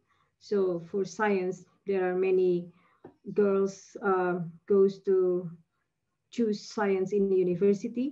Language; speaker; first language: English; non-native, fluent; Indonesian